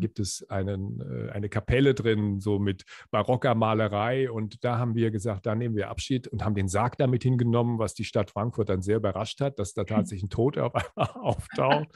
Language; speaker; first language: German; native; German